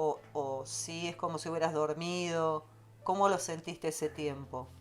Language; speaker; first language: Spanish; native; Spanish